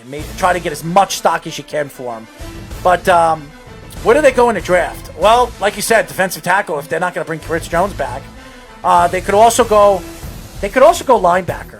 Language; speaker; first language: English; native; English